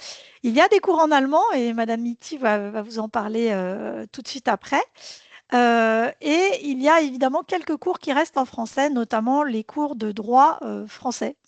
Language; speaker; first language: French; native; French